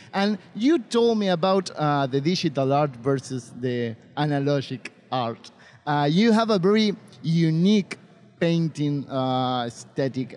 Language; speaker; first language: English; non-native, learner; Spanish